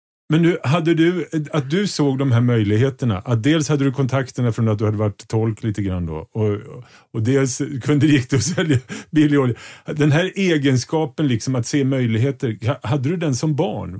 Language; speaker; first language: Swedish; native; Swedish